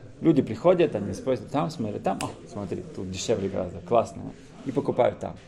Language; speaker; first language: Russian; early bilingual, heritage; Russian